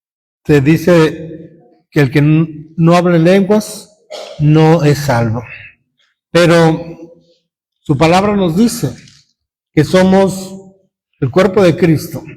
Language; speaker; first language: Spanish; native; Spanish